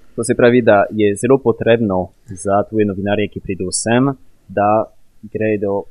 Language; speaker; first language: Slovenian; non-native, fluent; French